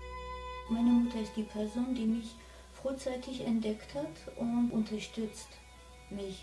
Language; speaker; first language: German; non-native, fluent; Armenian